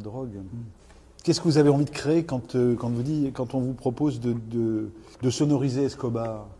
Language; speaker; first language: French; native; French